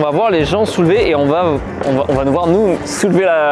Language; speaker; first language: French; native; French